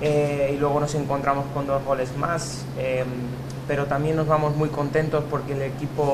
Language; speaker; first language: Spanish; native; Spanish